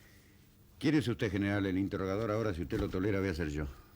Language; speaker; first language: Spanish; native; Spanish